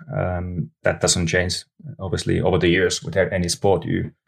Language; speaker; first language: English; non-native, fluent; Finnish